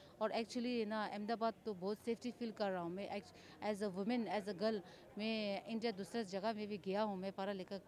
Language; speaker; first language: Hindi; non-native, local second language; Tibetan